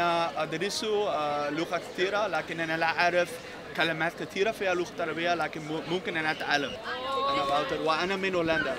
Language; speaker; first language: Arabic; non-native, learner; Dutch